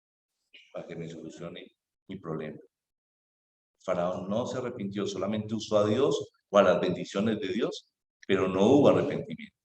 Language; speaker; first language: Spanish; native; Spanish